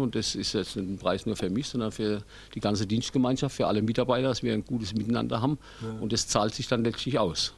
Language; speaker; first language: German; native; German